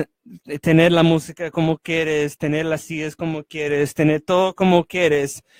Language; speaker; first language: Spanish; non-native, fluent; English